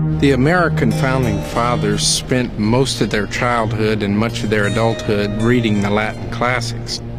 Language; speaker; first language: English; native; English